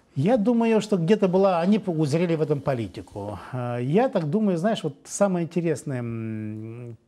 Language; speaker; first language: Russian; native; Russian